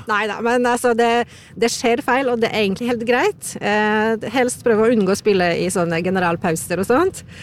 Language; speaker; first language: Norwegian; non-native, fluent; Polish